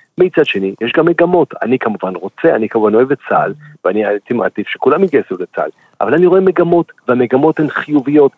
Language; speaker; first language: Hebrew; native; Hebrew